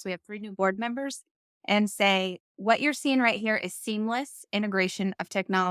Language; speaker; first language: English; native; English